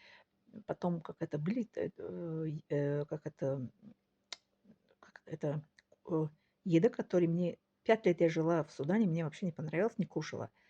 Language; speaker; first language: Russian; non-native, local second language; Tajik